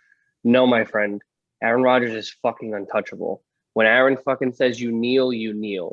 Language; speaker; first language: English; native; English